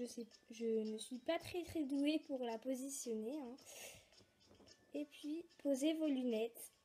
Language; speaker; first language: French; native; French